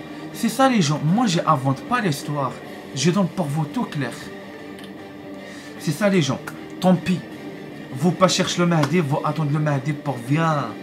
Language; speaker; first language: French; non-native, learner; Arabic